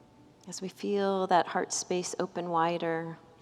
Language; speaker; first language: English; native; English